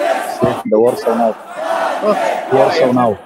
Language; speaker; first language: English; non-native, learner; Polish